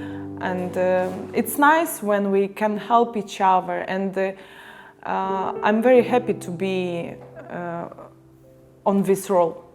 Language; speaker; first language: English; non-native, learner; Ukrainian